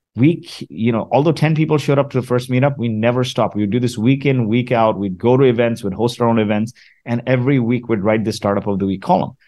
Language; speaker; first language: English; early bilingual, other home language; Arabic